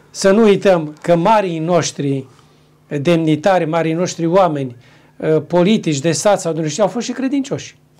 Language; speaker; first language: Romanian; native; Romanian